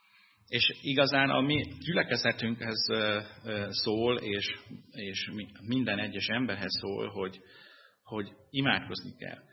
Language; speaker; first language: Hungarian; non-native, fluent; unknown